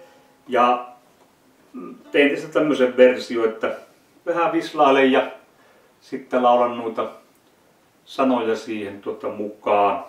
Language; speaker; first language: Finnish; native; Finnish